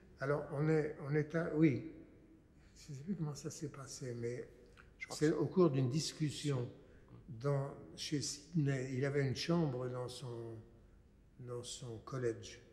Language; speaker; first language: French; native; French